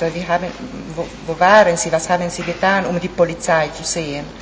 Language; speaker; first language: German; non-native, fluent; Italian